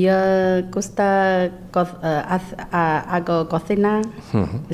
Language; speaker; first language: Spanish; non-native, learner; Chinese